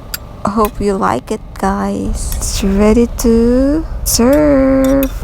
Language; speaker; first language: English; non-native, local second language; Filipino